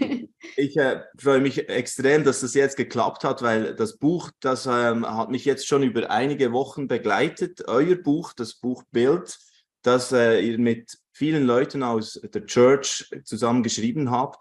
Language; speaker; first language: German; native; German